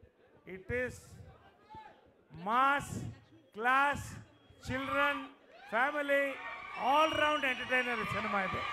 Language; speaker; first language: Telugu; native; Telugu